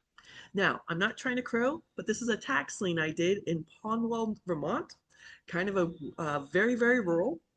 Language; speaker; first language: English; native; English